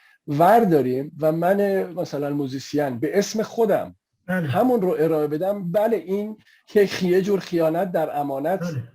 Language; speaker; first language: Persian; native; Persian